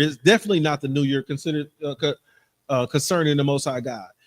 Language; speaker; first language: English; native; English